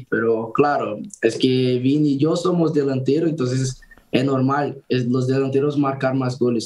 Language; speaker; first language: Spanish; non-native, fluent; Portuguese